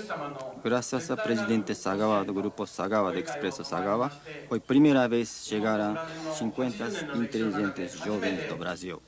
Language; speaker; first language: Portuguese; non-native, learner; Japanese